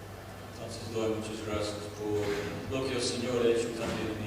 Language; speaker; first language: Spanish; non-native, fluent; English